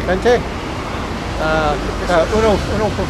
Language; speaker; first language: Spanish; non-native, learner; English